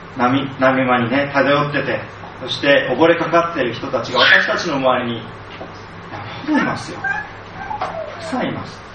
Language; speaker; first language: Japanese; native; Japanese